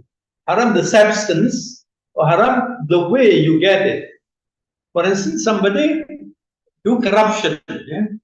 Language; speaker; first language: English; non-native, fluent; Indonesian